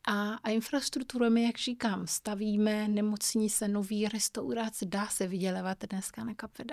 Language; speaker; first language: Czech; non-native, fluent; Kabuverdianu